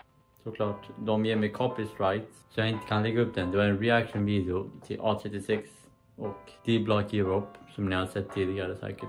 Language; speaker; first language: Swedish; early bilingual, other home language; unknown